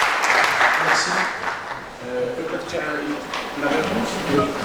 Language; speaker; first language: French; non-native, local second language; Arabic